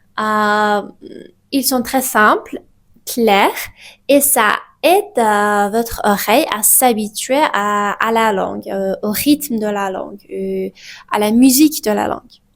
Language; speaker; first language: French; non-native, fluent; Persian